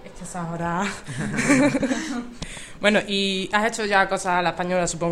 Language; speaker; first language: Spanish; native; Spanish